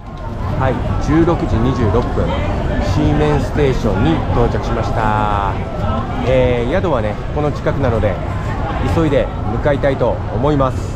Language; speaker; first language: Japanese; native; Japanese